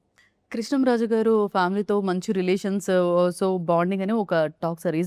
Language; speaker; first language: Telugu; native; Telugu